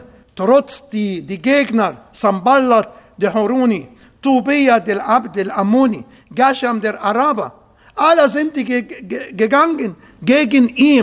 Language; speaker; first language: German; non-native, fluent; Arabic